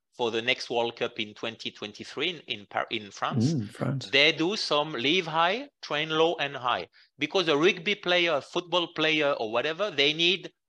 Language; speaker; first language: English; non-native, fluent; French